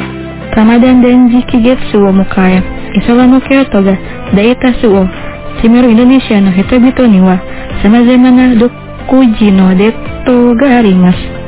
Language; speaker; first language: Japanese; non-native, fluent; Indonesian